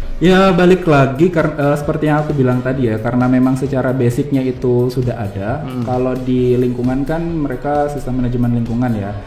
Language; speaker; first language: Indonesian; native; Indonesian